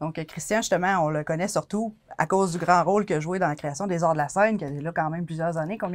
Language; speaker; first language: French; native; French